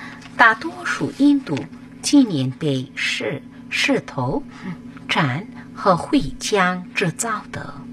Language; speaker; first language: Chinese; non-native, fluent; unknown